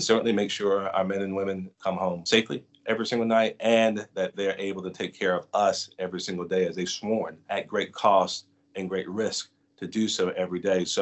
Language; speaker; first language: English; native; English